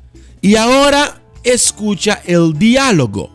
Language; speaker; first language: Spanish; non-native, fluent; Dutch